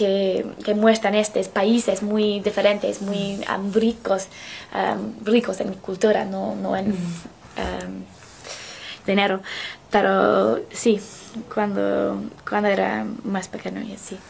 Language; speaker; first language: Spanish; non-native, learner; English